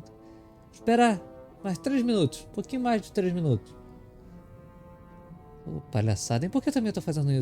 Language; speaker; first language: Portuguese; native; Portuguese